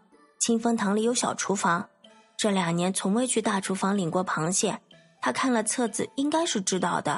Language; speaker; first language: Chinese; native; Chinese